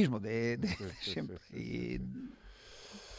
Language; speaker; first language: Spanish; non-native, fluent; Italian